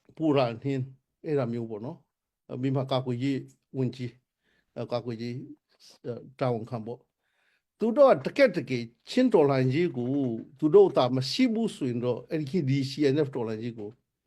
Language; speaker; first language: Burmese; non-native, local second language; Hakha Chin